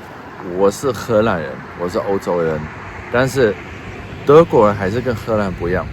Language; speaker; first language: Chinese; non-native, fluent; Dutch